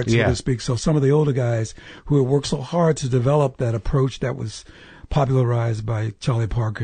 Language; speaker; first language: English; native; English